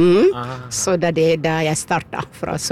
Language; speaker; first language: Norwegian; non-native, fluent; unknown